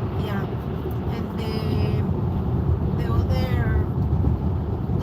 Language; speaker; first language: English; non-native, learner; Spanish